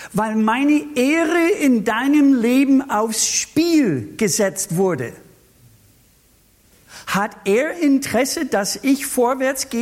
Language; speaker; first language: German; non-native, fluent; English